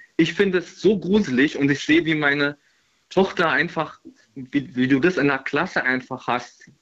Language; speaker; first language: German; native; German